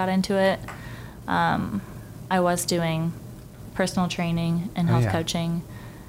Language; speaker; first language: English; native; English